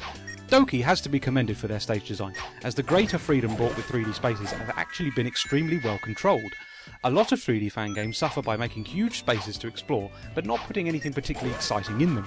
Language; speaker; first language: English; native; English